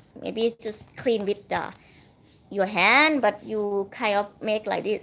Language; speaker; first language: English; non-native, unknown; Thai